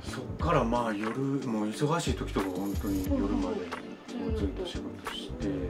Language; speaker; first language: Japanese; native; Japanese